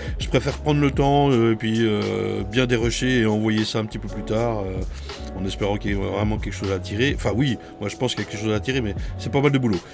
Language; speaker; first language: French; native; French